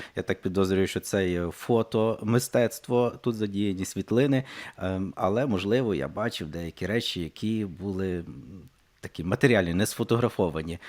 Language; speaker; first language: Ukrainian; native; Ukrainian